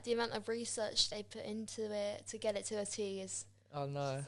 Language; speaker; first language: English; native; English